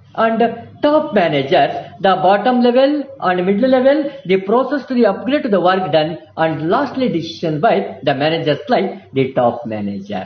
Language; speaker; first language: English; non-native, local second language; Kannada